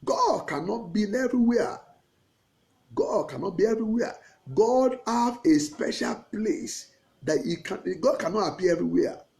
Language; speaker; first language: English; non-native, local second language; Yoruba